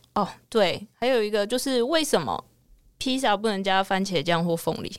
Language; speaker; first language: Chinese; native; Chinese